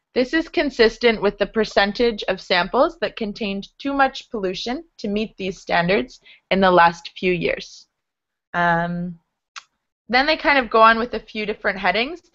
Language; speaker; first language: English; native; English